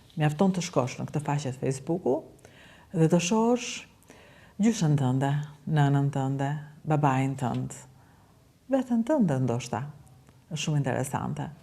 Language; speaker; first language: Albanian; native; Albanian